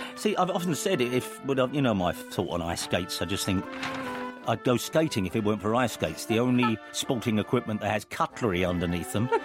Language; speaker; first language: English; native; English